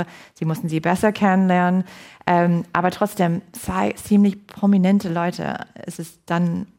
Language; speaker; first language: German; non-native, fluent; English